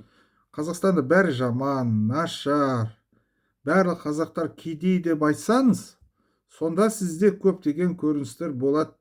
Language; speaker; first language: Kazakh; non-native, local second language; Russian